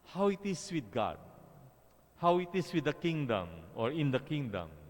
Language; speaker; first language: English; non-native, local second language; Filipino